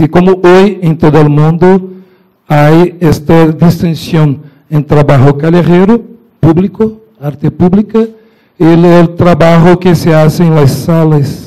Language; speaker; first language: Spanish; non-native, fluent; Portuguese